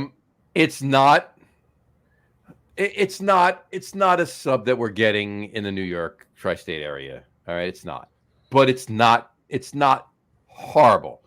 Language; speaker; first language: English; native; English